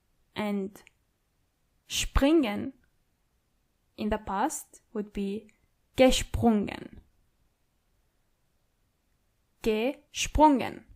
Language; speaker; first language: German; non-native, fluent; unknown